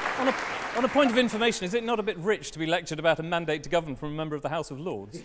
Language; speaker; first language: English; native; English